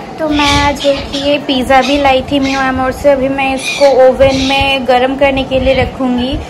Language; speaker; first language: Hindi; non-native, local second language; Bangla